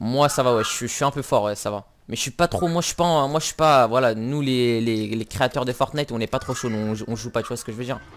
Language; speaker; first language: French; native; French